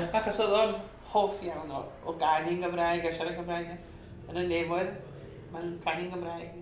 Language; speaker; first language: Welsh; early bilingual, heritage; Welsh